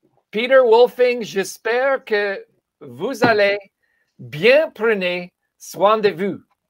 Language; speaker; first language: French; non-native, learner; English